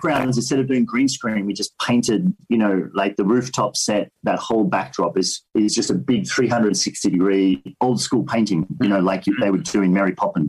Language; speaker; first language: English; native; English